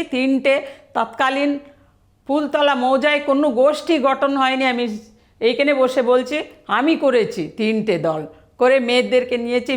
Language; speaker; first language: Bangla; non-native, fluent; Telugu